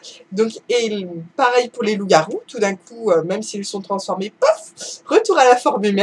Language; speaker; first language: French; native; French